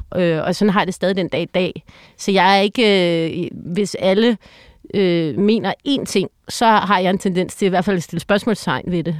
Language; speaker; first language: Danish; native; Danish